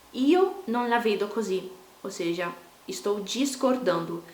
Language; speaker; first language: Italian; non-native, fluent; Portuguese